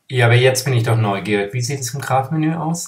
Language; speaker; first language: German; native; German